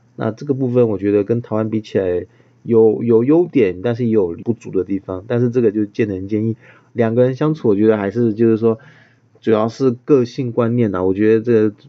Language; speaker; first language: Chinese; native; Chinese